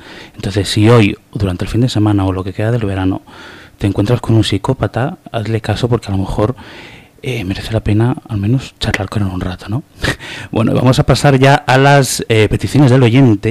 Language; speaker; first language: Spanish; native; Spanish